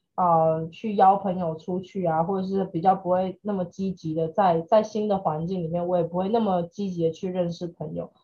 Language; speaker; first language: Chinese; native; Chinese